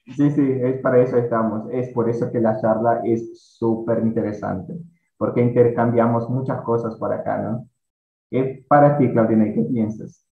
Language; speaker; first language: Spanish; non-native, fluent; Portuguese